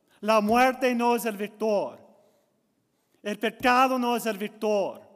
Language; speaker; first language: Spanish; non-native, learner; English